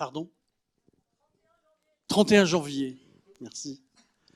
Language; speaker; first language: French; native; French